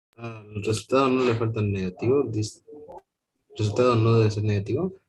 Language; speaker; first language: Spanish; native; Spanish